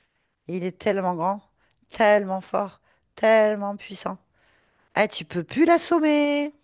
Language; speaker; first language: French; native; French